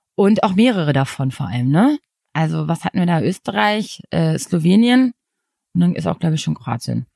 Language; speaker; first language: German; native; German